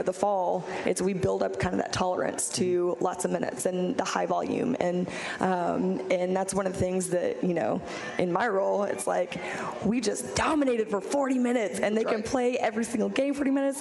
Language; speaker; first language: English; native; English